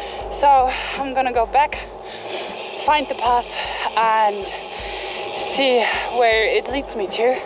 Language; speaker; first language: English; non-native, fluent; German